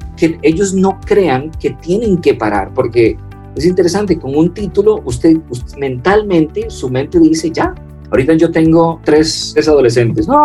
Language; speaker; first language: Spanish; non-native, fluent; French